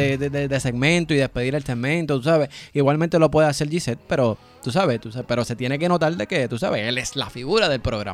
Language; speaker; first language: Spanish; native; Spanish